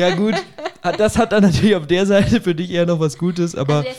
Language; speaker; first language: German; native; German